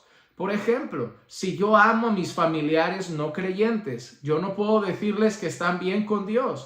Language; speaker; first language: Spanish; native; Spanish